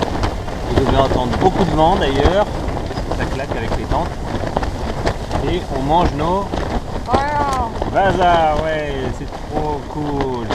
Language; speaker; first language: French; native; French